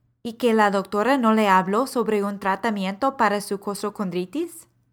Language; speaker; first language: Spanish; non-native, fluent; English